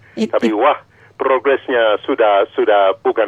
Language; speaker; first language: Indonesian; non-native, fluent; English